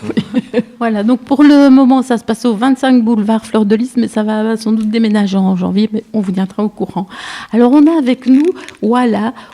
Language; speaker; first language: French; native; French